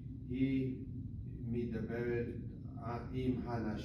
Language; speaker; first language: Hebrew; non-native, learner; English